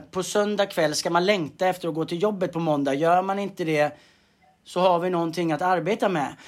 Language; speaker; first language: Swedish; native; Swedish